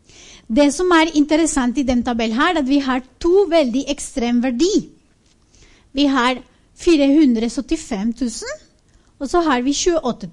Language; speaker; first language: Norwegian; non-native, fluent; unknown